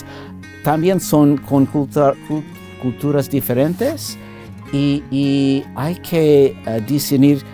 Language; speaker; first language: Spanish; non-native, fluent; English